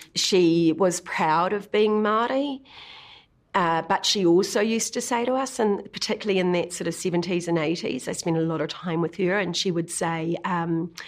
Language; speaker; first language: English; native; English